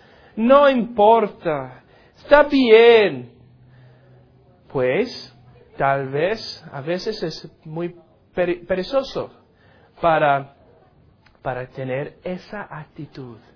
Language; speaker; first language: Spanish; non-native, learner; English